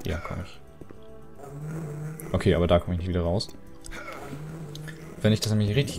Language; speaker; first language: German; native; German